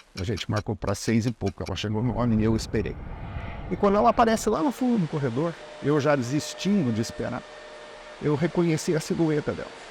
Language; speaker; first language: Portuguese; non-native, fluent; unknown